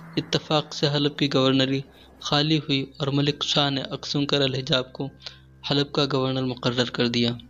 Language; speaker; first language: Urdu; native; Urdu